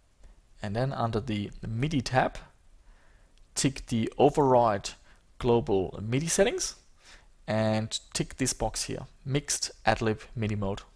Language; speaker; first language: English; native; English